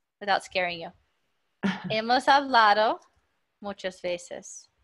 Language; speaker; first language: Spanish; non-native, fluent; English